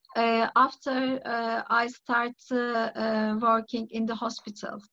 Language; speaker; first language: English; non-native, learner; Turkish